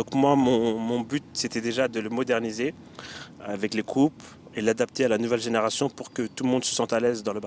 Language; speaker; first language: French; early bilingual, other home language; Bambara